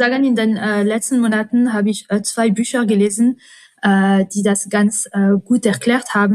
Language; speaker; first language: German; non-native, fluent; French